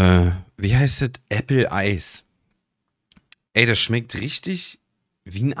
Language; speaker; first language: German; native; German